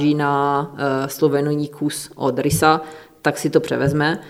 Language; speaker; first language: Czech; non-native, fluent; Italian